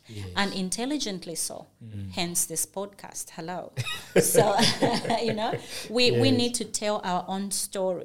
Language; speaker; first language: English; non-native, local second language; Bemba